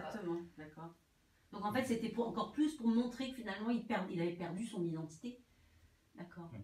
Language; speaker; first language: French; native; French